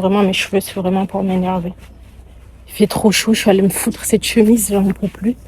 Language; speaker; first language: French; native; French